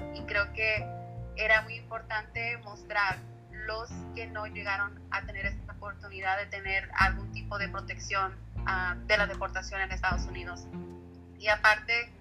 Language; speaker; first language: Spanish; early bilingual, heritage; Spanish